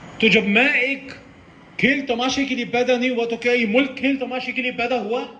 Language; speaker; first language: Urdu; non-native, local second language; Pashto